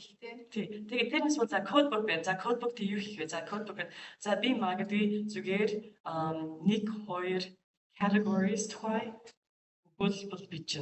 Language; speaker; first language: Mongolian; non-native, learner; English